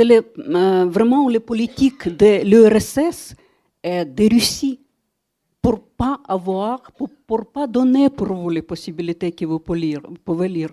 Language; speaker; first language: French; non-native, fluent; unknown